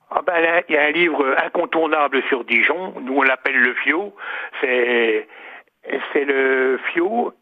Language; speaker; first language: French; native; French